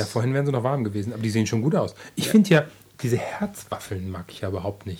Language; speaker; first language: German; native; German